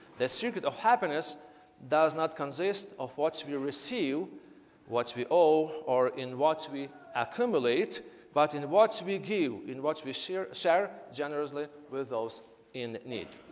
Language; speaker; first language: English; non-native, fluent; Ukrainian